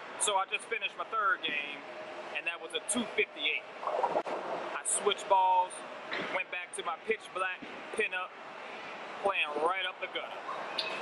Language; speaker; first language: English; native; English